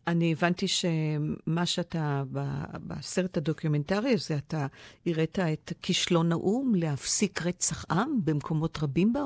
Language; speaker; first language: Hebrew; native; Hebrew